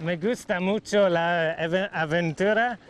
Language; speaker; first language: Spanish; non-native, learner; English